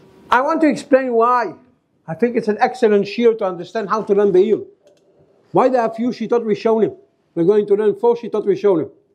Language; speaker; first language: English; non-native, learner; Hebrew